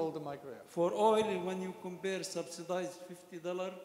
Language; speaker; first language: English; non-native, learner; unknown